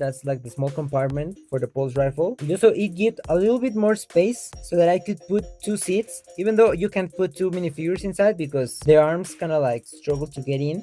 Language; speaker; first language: English; non-native, local second language; Spanish